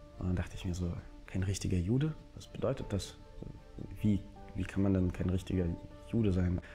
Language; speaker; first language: German; early bilingual, other home language; Russian